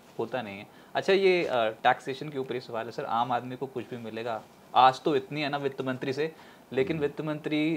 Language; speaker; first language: Hindi; native; Hindi